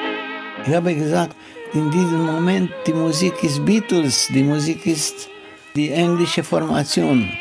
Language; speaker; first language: German; non-native, learner; Romanian